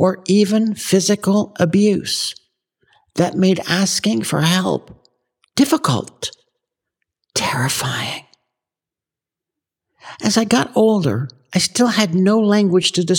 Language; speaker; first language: English; native; English